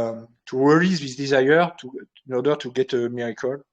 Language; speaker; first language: English; non-native, learner; French